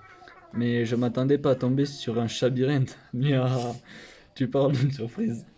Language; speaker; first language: French; native; French